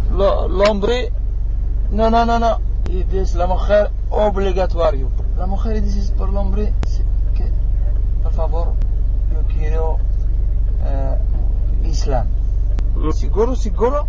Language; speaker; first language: Spanish; non-native, learner; Arabic